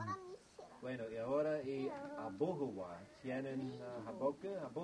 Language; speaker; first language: Spanish; non-native, fluent; English